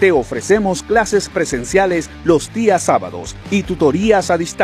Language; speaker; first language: Spanish; native; Spanish